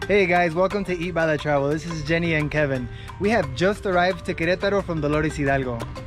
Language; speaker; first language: English; native; English